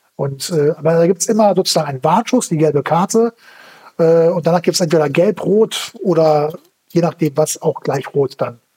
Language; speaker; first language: German; early bilingual, other home language; Turkish